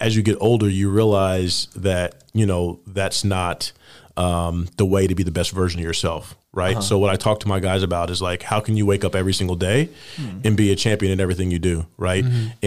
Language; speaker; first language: English; native; English